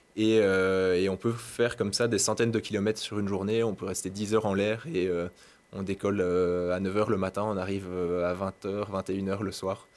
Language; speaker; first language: French; native; French